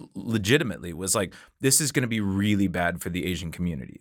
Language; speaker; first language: English; native; English